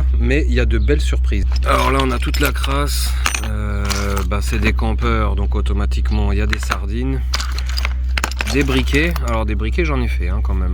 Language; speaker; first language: French; native; French